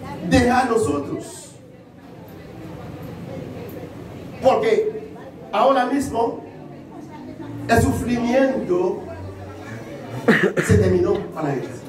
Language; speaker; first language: Spanish; non-native, learner; Haitian Creole